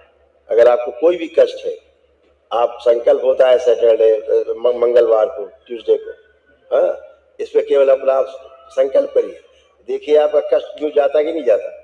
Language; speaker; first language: Hindi; native; Hindi